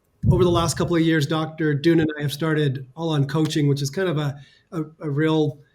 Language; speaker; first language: English; native; English